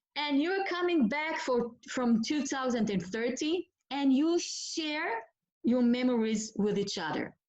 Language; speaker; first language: English; non-native, fluent; Dutch